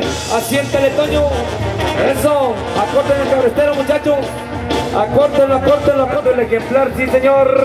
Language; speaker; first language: Spanish; native; Spanish